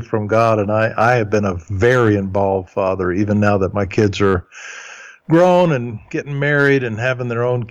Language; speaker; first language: English; early bilingual, other home language; German